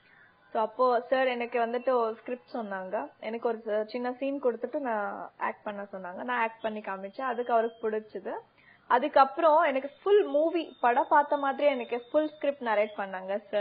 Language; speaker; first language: Tamil; non-native, fluent; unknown